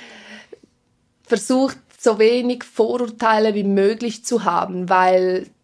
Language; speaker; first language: German; non-native, fluent; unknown